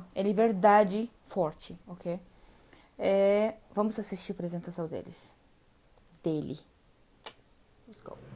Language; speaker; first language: Portuguese; non-native, learner; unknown